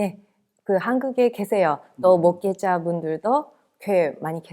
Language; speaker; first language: Korean; non-native, fluent; Japanese